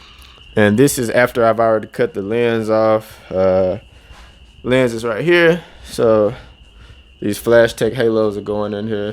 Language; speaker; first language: English; native; English